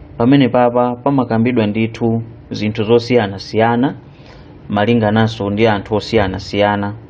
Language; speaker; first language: Nyanja; native; Nyanja